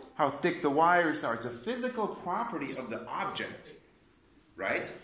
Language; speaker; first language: English; native; English